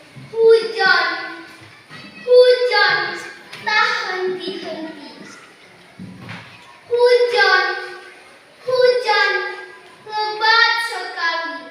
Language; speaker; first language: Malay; non-native, local second language; Tetum